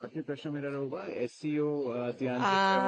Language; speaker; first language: Hindi; native; Hindi